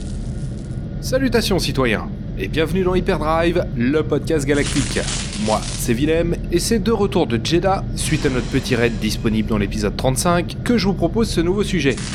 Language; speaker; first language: French; native; French